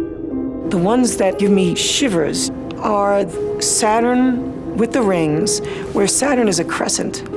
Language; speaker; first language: English; native; English